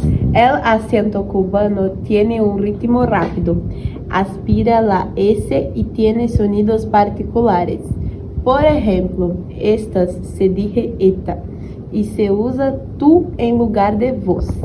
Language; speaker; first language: Spanish; non-native, learner; Portuguese